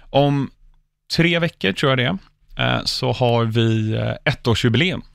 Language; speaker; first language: Swedish; early bilingual, other home language; English